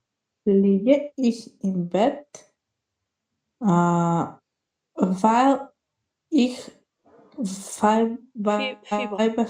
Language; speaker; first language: German; non-native, learner; Macedonian